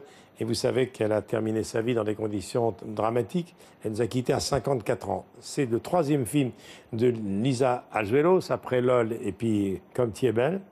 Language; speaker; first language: French; native; French